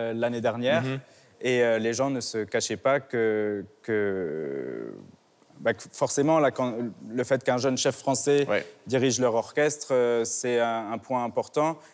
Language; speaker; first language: French; native; French